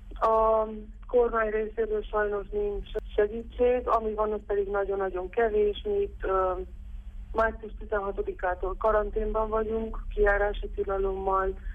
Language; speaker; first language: Hungarian; native; Hungarian